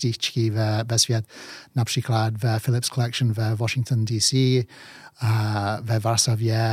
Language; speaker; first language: Czech; early bilingual, heritage; English